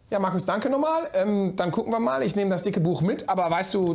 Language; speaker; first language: German; native; German